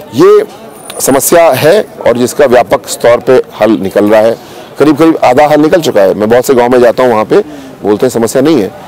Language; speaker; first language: Hindi; native; Hindi